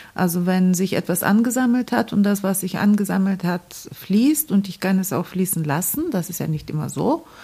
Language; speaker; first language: German; non-native, fluent; Bulgarian